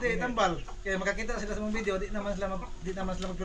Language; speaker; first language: Filipino; non-native, local second language; Cebuano